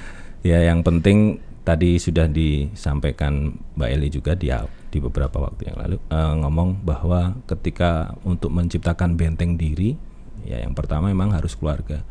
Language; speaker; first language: Indonesian; native; Indonesian